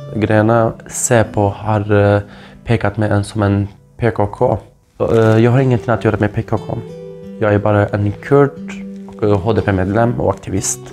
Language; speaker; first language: Swedish; non-native, fluent; Kurdish